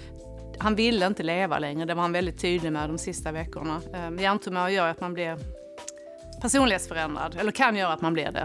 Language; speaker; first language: Swedish; native; Swedish